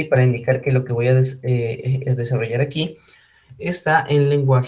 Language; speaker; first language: Spanish; native; Spanish